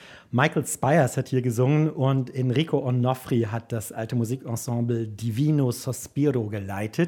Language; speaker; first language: German; native; German